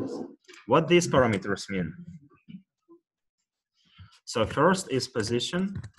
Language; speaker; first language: English; non-native, fluent; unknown